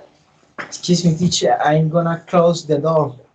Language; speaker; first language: English; non-native, learner; Spanish